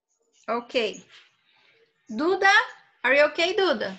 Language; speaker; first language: English; non-native, fluent; Portuguese